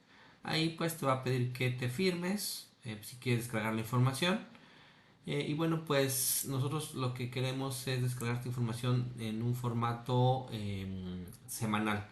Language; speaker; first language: Spanish; native; Spanish